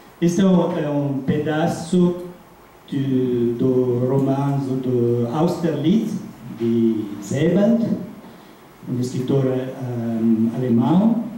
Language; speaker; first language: Portuguese; non-native, fluent; Italian